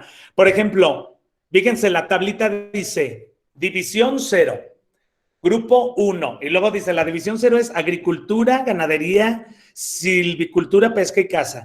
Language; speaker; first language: Spanish; native; Spanish